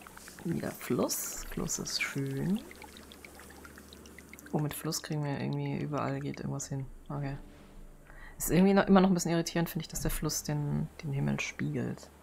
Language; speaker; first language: German; native; German